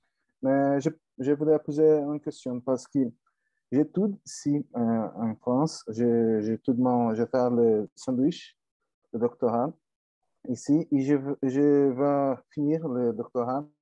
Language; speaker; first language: French; non-native, learner; Portuguese